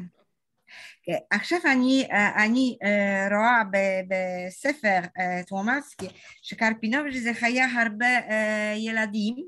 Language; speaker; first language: Hebrew; non-native, learner; Polish